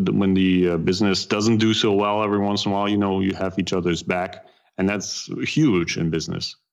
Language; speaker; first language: English; non-native, fluent; German